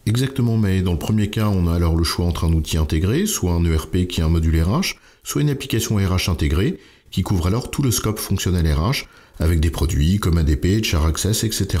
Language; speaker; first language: French; native; French